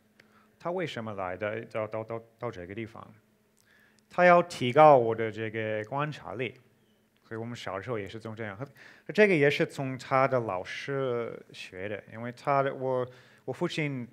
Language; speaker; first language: Chinese; non-native, fluent; English